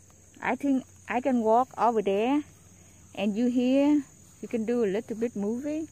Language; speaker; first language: English; non-native, learner; Vietnamese